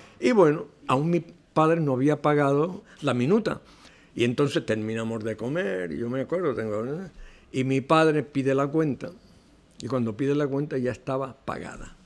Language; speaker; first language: Spanish; non-native, local second language; Catalan